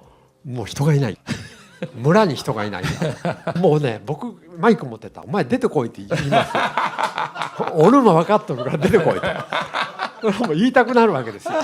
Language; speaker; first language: Japanese; native; Japanese